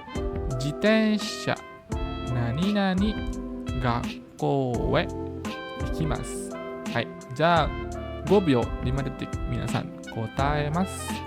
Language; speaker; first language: Japanese; non-native, fluent; Indonesian